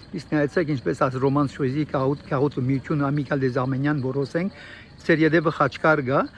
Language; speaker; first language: Armenian; early bilingual, heritage; Armenian